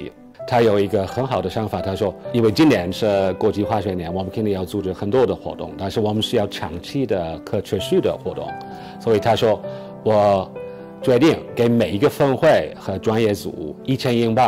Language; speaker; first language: Chinese; non-native, fluent; English